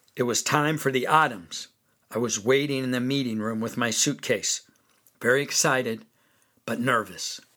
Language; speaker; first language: English; native; English